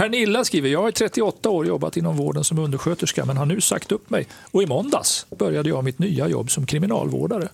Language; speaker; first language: Swedish; native; Swedish